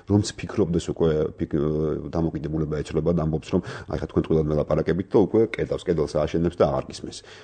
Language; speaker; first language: Georgian; native; Georgian